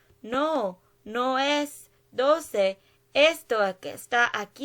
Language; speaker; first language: Spanish; non-native, learner; English